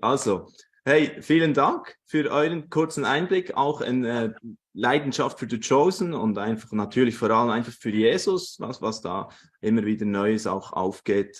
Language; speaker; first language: German; native; German